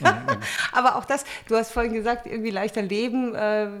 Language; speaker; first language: German; native; German